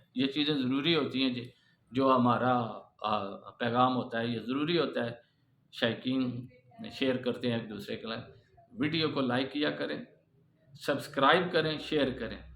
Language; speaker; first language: Urdu; non-native, local second language; Punjabi